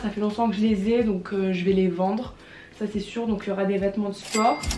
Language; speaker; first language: French; native; French